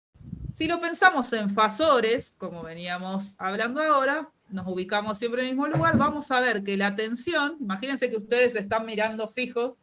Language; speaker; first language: Spanish; native; Spanish